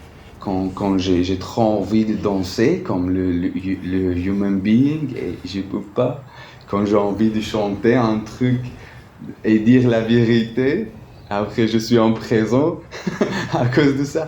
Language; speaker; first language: French; non-native, fluent; Arabic